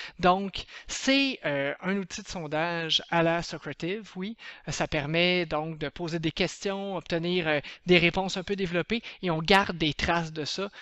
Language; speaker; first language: French; native; French